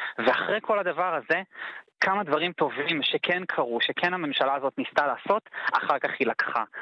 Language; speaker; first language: Hebrew; early bilingual, heritage; Hebrew